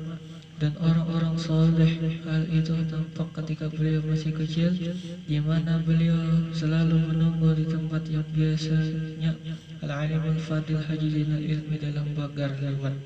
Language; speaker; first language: Indonesian; native; Indonesian